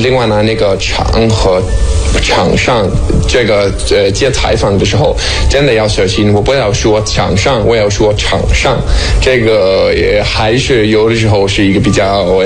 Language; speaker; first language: Chinese; non-native, fluent; Danish